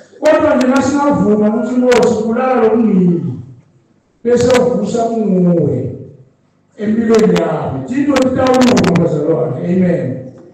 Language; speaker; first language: Zulu; non-native, local second language; Swati